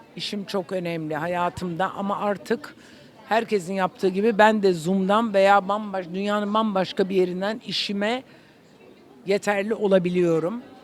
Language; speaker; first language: Turkish; native; Turkish